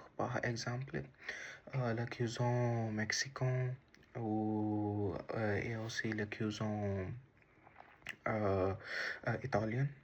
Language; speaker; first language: French; non-native, learner; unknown